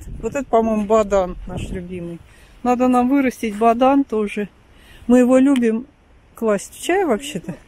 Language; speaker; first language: Russian; native; Russian